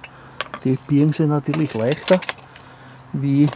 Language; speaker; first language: German; native; German